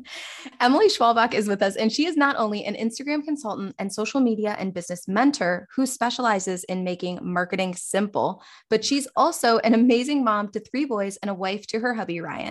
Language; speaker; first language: English; native; English